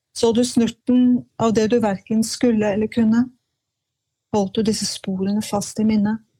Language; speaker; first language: Norwegian; native; Norwegian